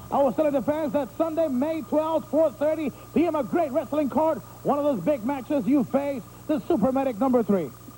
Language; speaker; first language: English; non-native, fluent; Spanish